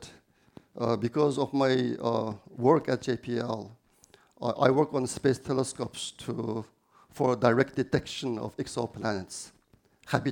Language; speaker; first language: English; non-native, fluent; Chinese